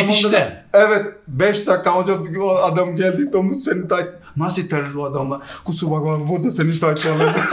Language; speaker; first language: Turkish; non-native, learner; Portuguese